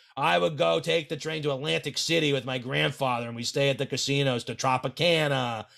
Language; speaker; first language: English; native; English